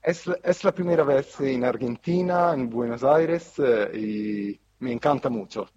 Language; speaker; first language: Spanish; non-native, fluent; Italian